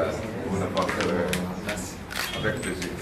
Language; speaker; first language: French; non-native, learner; Portuguese